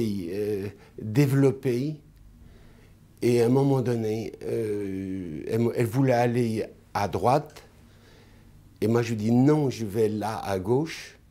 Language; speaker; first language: French; non-native, fluent; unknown